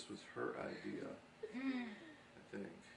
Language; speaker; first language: English; native; English